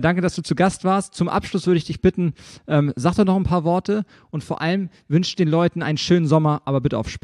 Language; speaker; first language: German; native; German